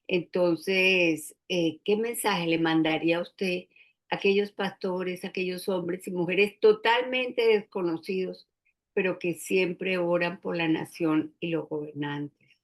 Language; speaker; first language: Spanish; native; Spanish